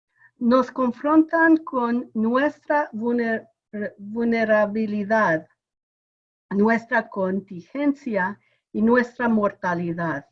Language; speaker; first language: Spanish; non-native, fluent; English